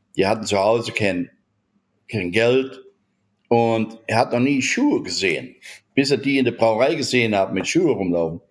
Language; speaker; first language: German; native; German